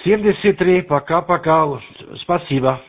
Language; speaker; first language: Russian; non-native, learner; German